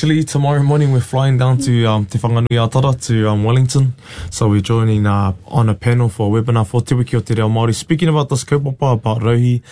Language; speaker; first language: English; native; English